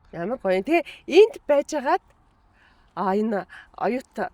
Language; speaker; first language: Mongolian; native; Mongolian